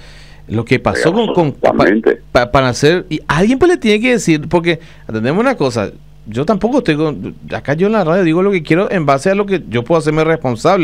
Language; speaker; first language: Spanish; native; Spanish